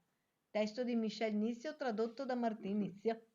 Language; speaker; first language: Italian; native; Italian